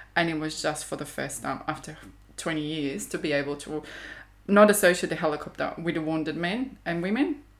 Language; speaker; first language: English; non-native, fluent; Croatian